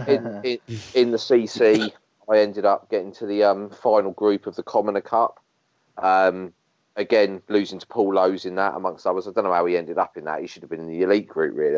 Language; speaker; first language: English; native; English